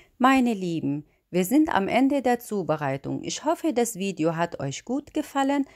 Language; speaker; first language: German; non-native, fluent; Arabic